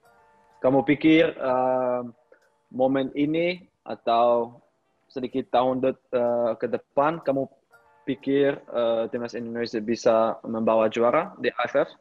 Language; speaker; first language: Indonesian; non-native, learner; Dutch